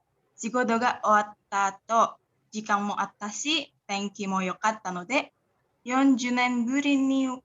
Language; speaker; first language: Japanese; non-native, learner; Indonesian